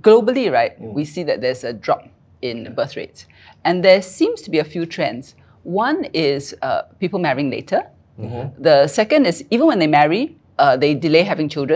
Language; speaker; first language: English; native; English